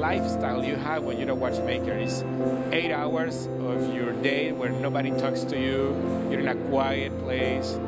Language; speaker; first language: English; non-native, fluent; Spanish